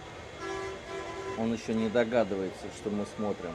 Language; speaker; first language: Russian; native; Russian